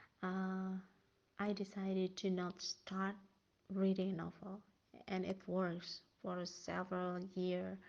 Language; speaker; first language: English; non-native, learner; Indonesian